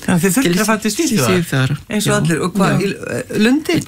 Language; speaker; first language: Icelandic; native; Icelandic